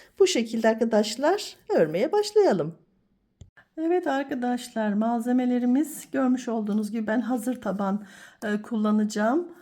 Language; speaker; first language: Turkish; native; Turkish